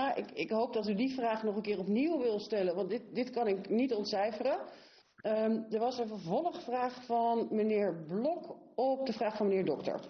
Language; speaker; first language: Dutch; native; Dutch